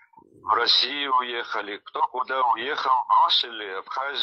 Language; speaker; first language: Russian; non-native, local second language; Abkhazian